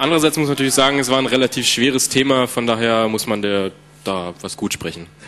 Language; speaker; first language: German; native; German